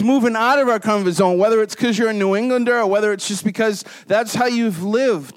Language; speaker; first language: English; native; English